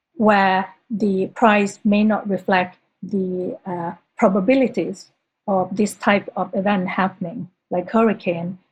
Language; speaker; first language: English; non-native, fluent; Thai